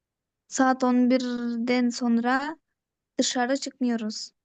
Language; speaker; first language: Turkish; non-native, learner; Kyrgyz